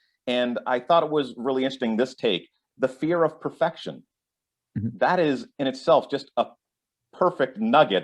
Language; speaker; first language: English; native; English